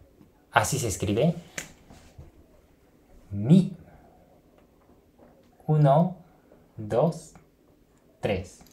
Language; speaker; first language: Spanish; non-native, fluent; Japanese